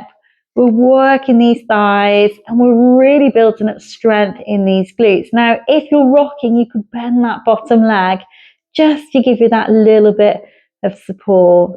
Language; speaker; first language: English; native; English